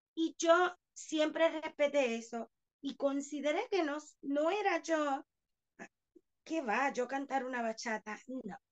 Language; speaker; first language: Spanish; native; Spanish